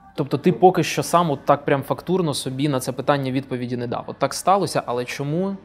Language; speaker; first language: Ukrainian; native; Ukrainian